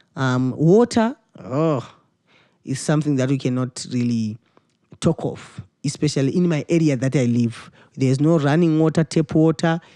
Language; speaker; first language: English; non-native, local second language; Shona